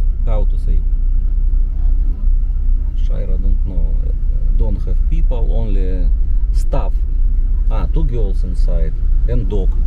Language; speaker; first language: English; non-native, learner; Russian